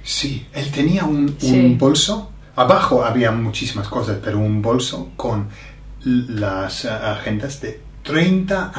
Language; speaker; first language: Spanish; non-native, fluent; English